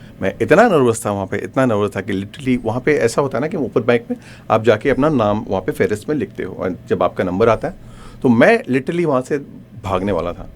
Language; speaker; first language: Urdu; native; Urdu